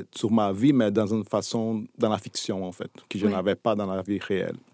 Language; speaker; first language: French; non-native, fluent; Portuguese